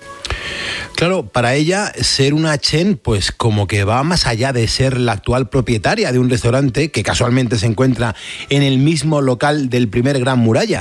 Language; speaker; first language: Spanish; native; Spanish